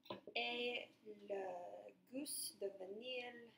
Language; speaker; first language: French; non-native, learner; English